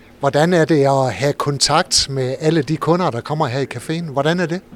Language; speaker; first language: Danish; native; Danish